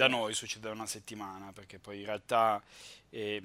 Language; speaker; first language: Italian; native; Italian